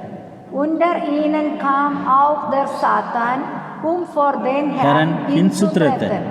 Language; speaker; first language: German; non-native, learner; Malayalam